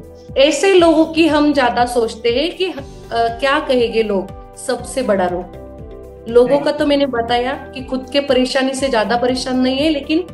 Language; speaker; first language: Hindi; native; Hindi